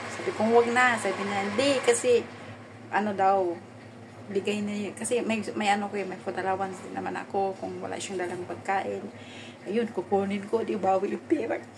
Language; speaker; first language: Filipino; non-native, local second language; Cebuano